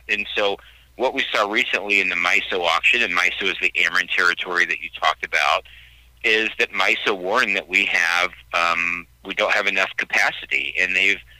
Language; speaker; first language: English; native; English